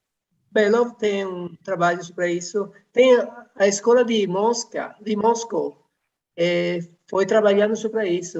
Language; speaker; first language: Portuguese; non-native, fluent; Italian